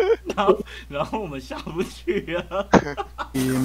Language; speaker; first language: Chinese; native; Chinese